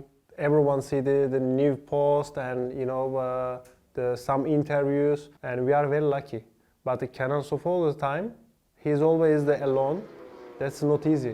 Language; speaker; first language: English; non-native, learner; Turkish